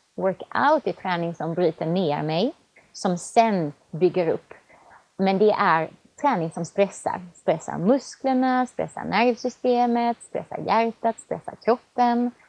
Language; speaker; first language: Swedish; native; Swedish